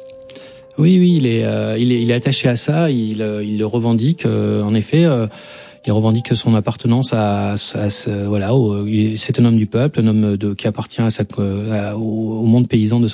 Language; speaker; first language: French; native; French